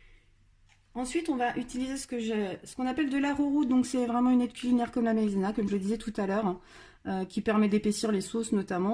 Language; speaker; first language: French; native; French